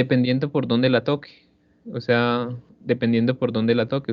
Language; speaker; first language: Spanish; native; Spanish